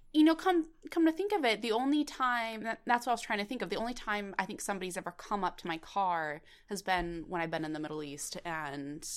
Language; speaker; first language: English; early bilingual, other home language; Swedish